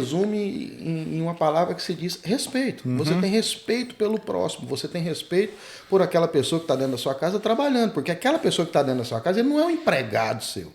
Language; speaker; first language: Portuguese; native; Portuguese